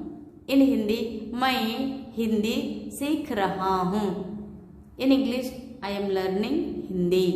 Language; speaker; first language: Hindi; non-native, local second language; Telugu